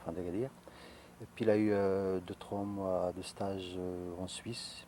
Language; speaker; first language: French; non-native, local second language; Arabic